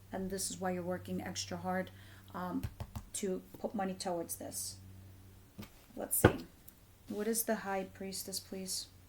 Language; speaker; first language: English; native; English